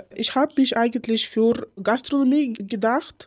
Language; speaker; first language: German; non-native, learner; Ukrainian